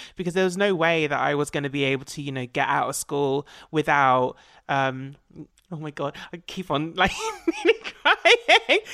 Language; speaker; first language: English; native; English